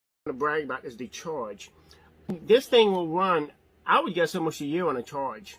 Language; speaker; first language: English; native; English